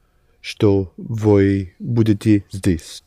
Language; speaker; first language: Russian; non-native, learner; English